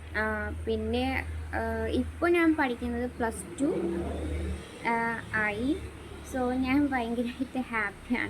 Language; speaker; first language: Malayalam; non-native, local second language; Bangla